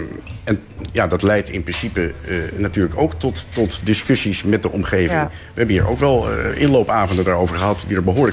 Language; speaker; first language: Dutch; native; Dutch